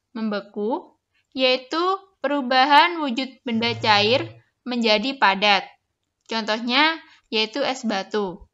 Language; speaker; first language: Indonesian; native; Indonesian